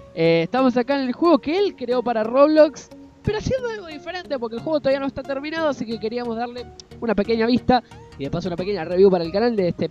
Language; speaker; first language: Spanish; native; Spanish